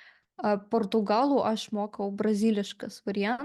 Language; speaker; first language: Lithuanian; non-native, fluent; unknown